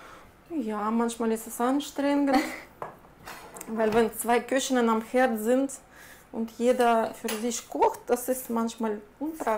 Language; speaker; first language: German; non-native, fluent; Russian